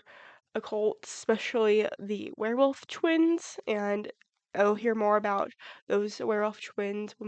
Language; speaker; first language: English; native; English